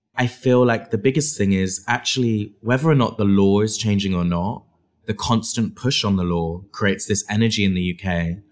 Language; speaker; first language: English; native; English